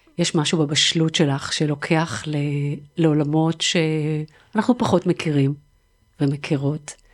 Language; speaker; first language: Hebrew; native; Hebrew